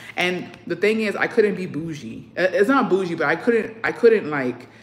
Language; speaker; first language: English; early bilingual, other home language; Spanish